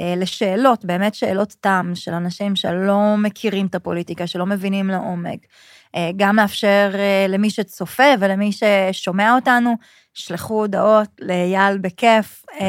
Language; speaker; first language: Hebrew; native; Hebrew